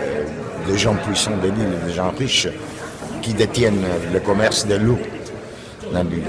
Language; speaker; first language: French; non-native, fluent; Spanish